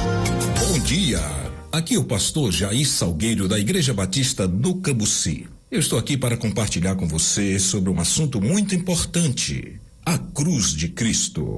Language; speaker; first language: Portuguese; native; Portuguese